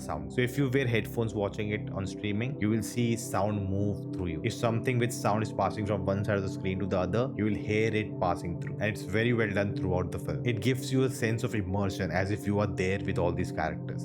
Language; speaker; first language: English; non-native, local second language; Hindi